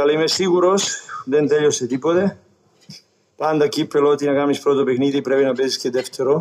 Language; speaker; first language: Greek; non-native, learner; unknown